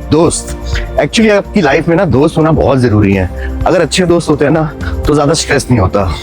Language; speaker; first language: Hindi; native; Hindi